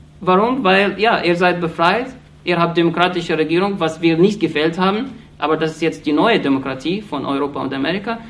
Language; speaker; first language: German; non-native, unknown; Arabic